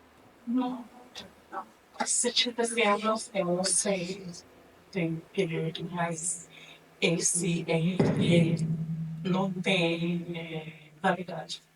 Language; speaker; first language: Portuguese; non-native, learner; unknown